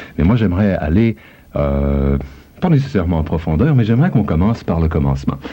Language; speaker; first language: French; native; French